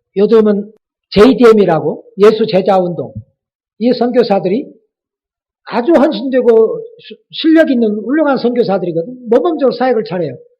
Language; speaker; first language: Korean; native; Korean